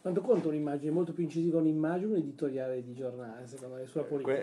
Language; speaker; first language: Italian; native; Italian